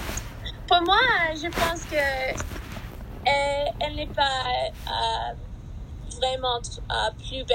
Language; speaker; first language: French; non-native, learner; English